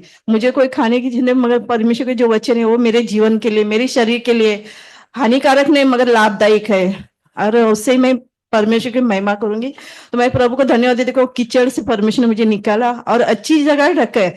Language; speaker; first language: Hindi; native; Hindi